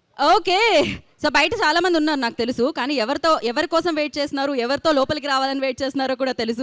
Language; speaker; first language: Telugu; native; Telugu